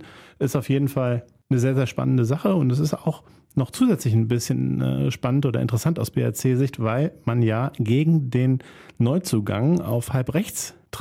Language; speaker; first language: German; native; German